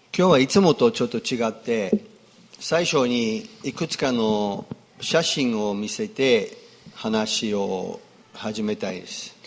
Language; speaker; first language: Japanese; non-native, fluent; English